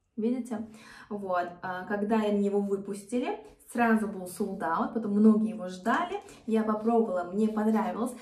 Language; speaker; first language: Russian; non-native, fluent; Korean